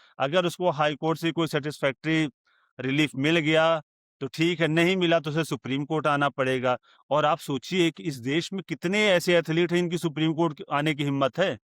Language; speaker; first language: Hindi; native; Hindi